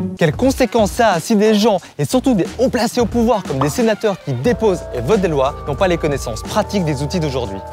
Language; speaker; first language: French; early bilingual, other home language; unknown